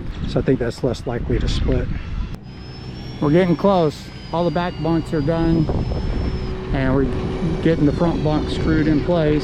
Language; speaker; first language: English; native; English